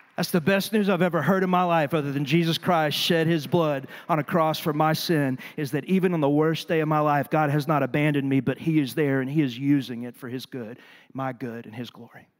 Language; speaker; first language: English; native; English